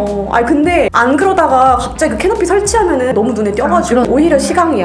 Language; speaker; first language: Korean; native; Korean